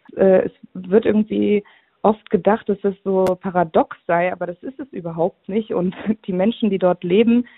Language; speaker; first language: German; native; German